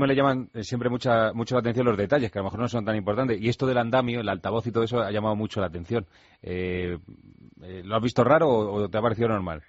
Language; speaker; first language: Spanish; native; Spanish